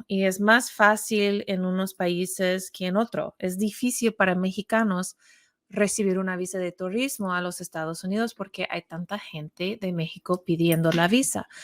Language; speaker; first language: Spanish; non-native, fluent; English